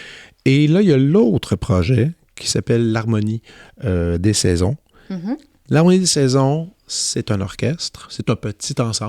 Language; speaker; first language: French; native; French